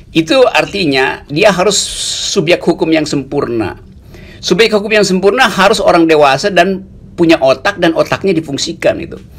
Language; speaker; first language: Indonesian; native; Indonesian